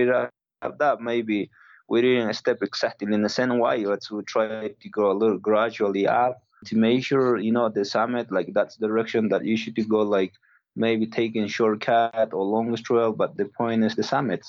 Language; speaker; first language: English; non-native, learner; Spanish